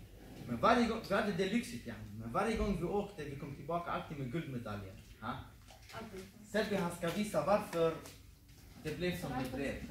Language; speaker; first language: Swedish; non-native, fluent; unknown